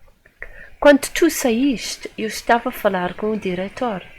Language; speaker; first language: Portuguese; non-native, fluent; English